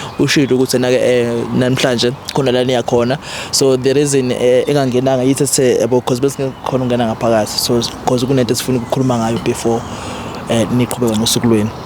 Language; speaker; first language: Zulu; native; Zulu